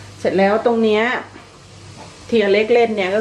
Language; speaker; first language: Thai; native; Thai